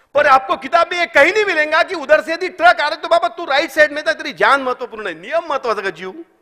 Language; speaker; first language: Hindi; non-native, local second language; Marathi